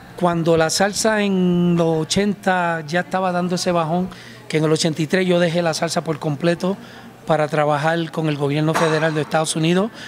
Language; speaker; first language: Spanish; early bilingual, heritage; Spanish